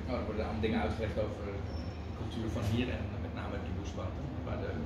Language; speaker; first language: Dutch; non-native, fluent; Indonesian